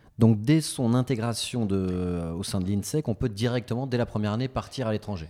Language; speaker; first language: French; native; French